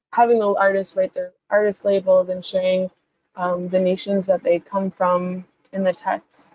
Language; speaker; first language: English; native; English